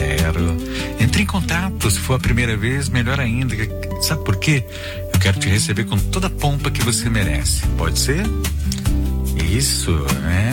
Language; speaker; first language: Portuguese; native; Portuguese